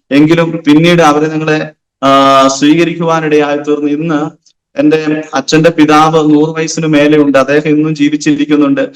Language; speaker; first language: Malayalam; non-native, local second language; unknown